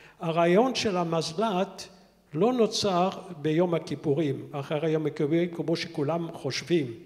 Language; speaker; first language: Hebrew; non-native, fluent; French